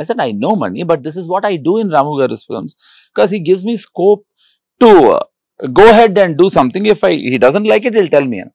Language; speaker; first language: English; non-native, local second language; Telugu